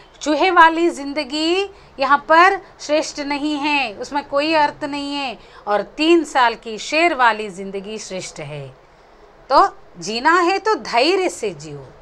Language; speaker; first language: Hindi; non-native, local second language; Konkani